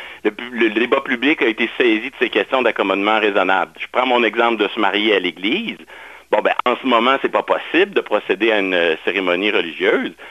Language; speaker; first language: French; native; French